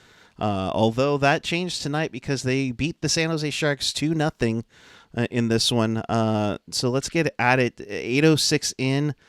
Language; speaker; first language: English; native; English